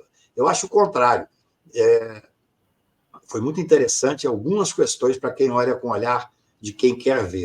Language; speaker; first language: Portuguese; native; Portuguese